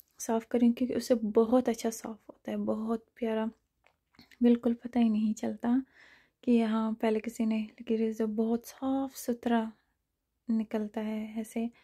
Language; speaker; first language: Urdu; non-native, fluent; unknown